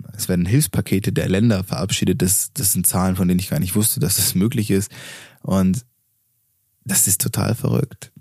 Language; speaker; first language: German; native; German